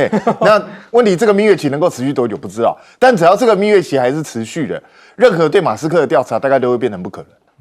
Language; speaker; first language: Chinese; native; Chinese